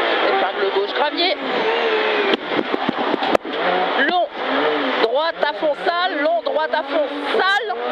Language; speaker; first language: French; native; French